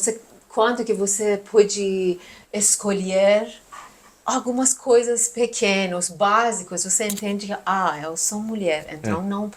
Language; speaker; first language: Portuguese; non-native, learner; Persian